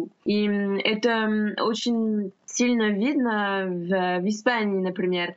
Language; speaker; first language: Russian; non-native, fluent; French